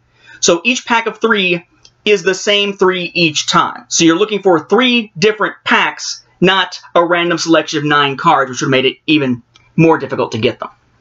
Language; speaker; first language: English; native; English